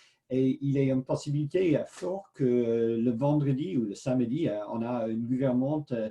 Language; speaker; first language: French; non-native, fluent; English